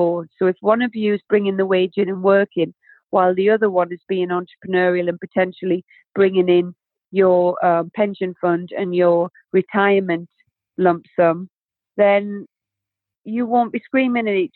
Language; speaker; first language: English; native; English